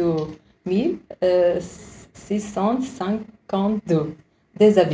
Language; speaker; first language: French; non-native, learner; Uzbek